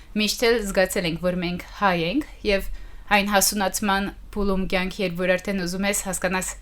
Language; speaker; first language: Armenian; early bilingual, heritage; Armenian